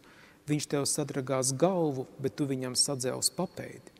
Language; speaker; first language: Latvian; native; Latvian